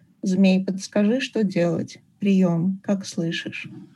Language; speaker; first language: Russian; native; Russian